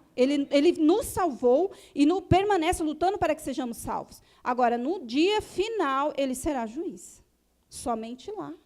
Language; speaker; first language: Portuguese; native; Portuguese